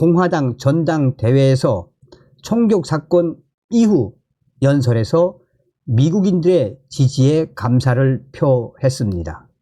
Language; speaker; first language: Korean; native; Korean